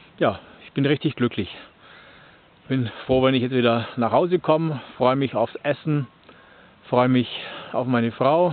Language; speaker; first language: German; native; German